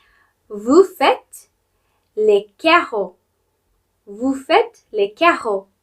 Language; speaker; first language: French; non-native, fluent; English